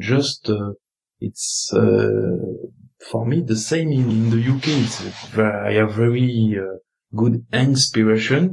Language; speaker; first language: English; non-native, learner; French